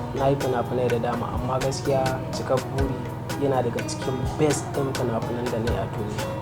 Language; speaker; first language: Hausa; non-native, local second language; Fula